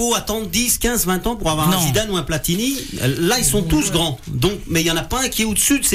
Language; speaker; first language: French; native; French